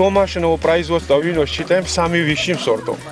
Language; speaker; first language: Russian; non-native, fluent; Georgian